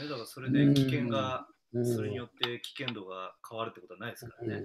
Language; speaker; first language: Japanese; native; Japanese